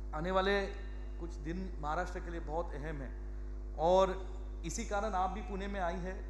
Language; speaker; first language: Hindi; non-native, local second language; Marathi